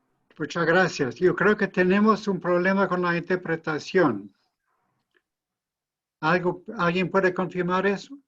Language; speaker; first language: Spanish; non-native, fluent; English